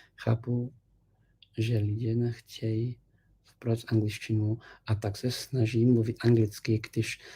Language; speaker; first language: Czech; non-native, learner; English